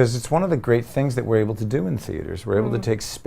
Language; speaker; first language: English; native; English